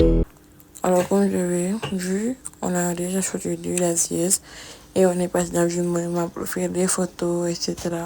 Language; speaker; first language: French; non-native, fluent; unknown